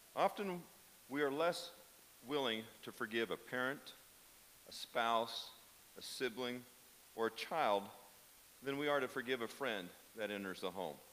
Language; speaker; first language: English; native; English